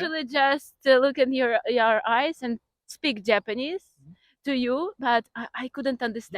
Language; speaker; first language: English; non-native, fluent; Ukrainian